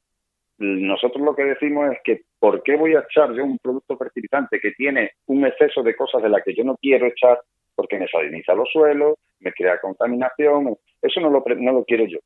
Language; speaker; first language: Spanish; native; Spanish